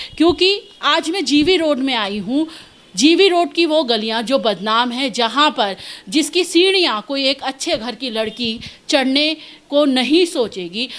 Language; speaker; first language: Hindi; native; Hindi